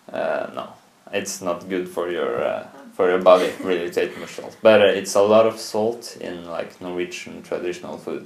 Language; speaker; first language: English; non-native, fluent; Norwegian